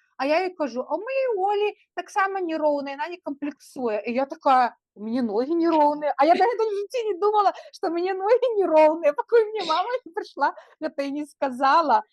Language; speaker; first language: Belarusian; non-native, local second language; Russian